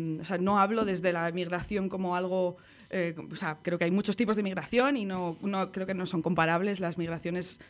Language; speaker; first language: Spanish; native; Spanish